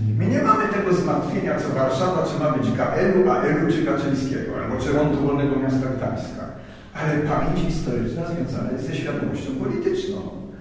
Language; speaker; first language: Polish; native; Polish